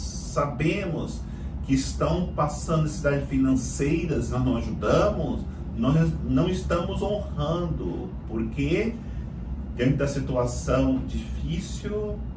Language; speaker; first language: Portuguese; native; Portuguese